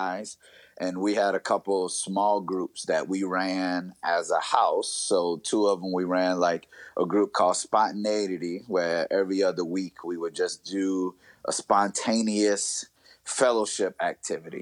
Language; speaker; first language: English; native; English